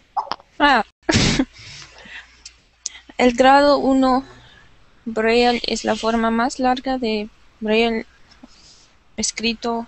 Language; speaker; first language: Spanish; non-native, learner; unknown